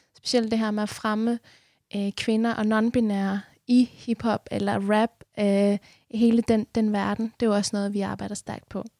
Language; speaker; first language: Danish; early bilingual, other home language; Persian